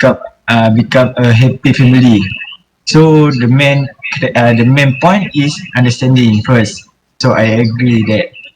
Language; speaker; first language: English; non-native, learner; Malay